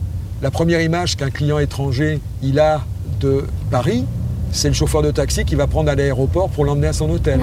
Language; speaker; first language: French; native; French